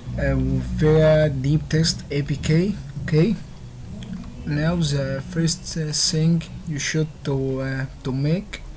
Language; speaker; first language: English; non-native, learner; Arabic